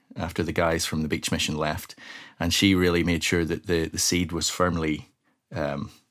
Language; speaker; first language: English; native; English